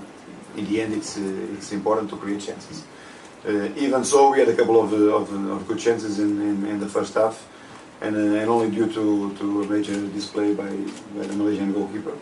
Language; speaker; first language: English; non-native, fluent; Portuguese